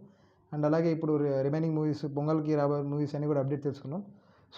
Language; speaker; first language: Telugu; native; Telugu